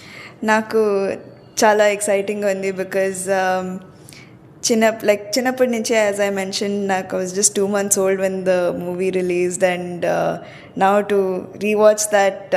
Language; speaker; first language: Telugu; early bilingual, heritage; Telugu